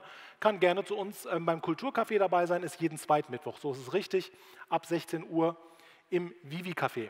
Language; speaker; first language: German; native; German